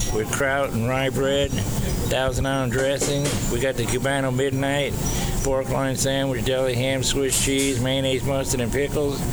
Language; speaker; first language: English; native; English